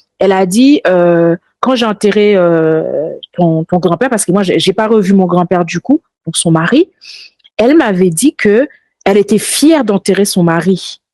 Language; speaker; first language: French; early bilingual, other home language; Haitian Creole